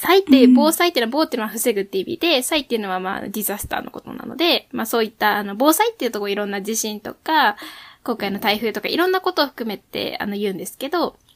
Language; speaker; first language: Japanese; native; Japanese